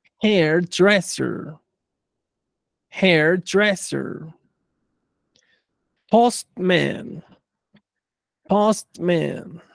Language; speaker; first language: English; non-native, fluent; Spanish